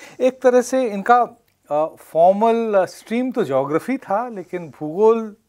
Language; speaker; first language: Hindi; non-native, local second language; Bangla